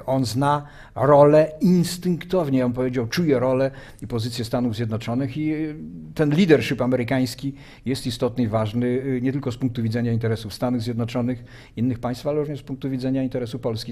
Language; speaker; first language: Polish; native; Polish